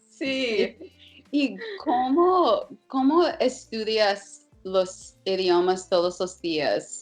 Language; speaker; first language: Spanish; non-native, fluent; English